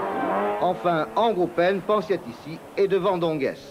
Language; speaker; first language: French; native; French